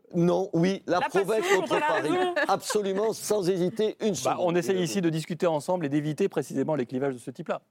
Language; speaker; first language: French; native; French